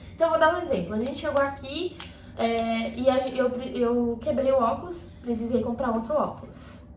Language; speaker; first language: Portuguese; native; Portuguese